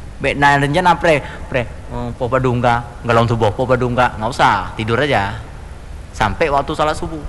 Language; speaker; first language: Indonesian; non-native, local second language; Achinese